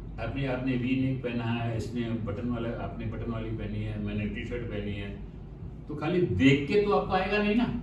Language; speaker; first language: Hindi; non-native, local second language; Sindhi